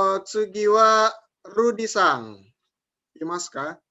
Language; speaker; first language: Japanese; non-native, fluent; Indonesian